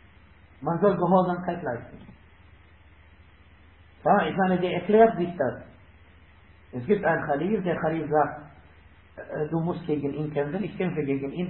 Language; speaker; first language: German; non-native, fluent; Arabic